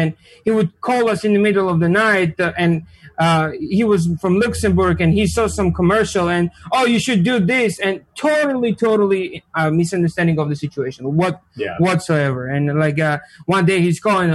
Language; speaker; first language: English; non-native, fluent; Georgian